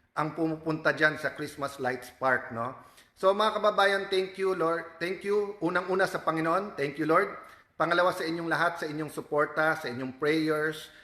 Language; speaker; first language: Filipino; native; Filipino